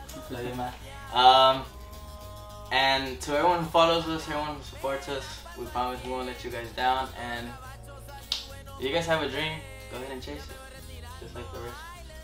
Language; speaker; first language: English; early bilingual, other home language; Spanish